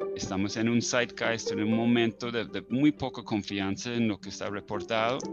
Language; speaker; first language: Spanish; non-native, fluent; English